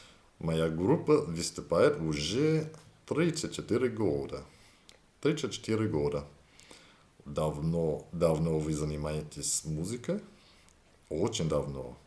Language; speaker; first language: Russian; non-native, learner; English